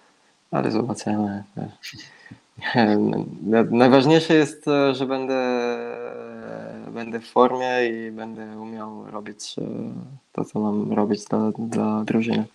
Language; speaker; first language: Polish; non-native, fluent; Italian